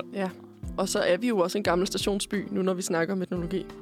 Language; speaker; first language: Danish; native; Danish